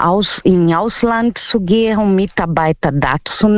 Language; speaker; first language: German; non-native, learner; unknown